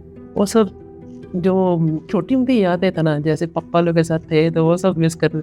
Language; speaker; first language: Hindi; non-native, local second language; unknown